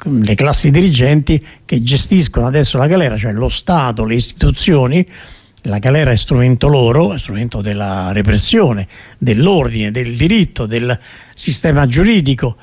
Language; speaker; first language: Italian; native; Italian